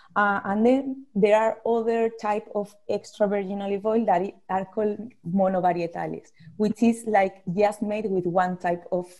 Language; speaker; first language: English; non-native, fluent; Spanish